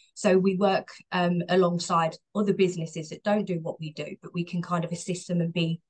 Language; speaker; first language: English; native; English